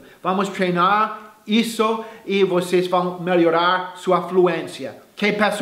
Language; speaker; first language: Portuguese; non-native, fluent; English